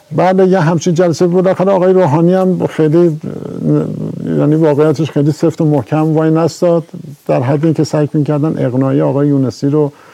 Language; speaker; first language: Persian; native; Persian